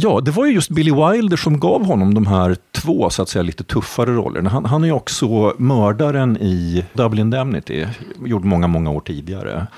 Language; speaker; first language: Swedish; native; Swedish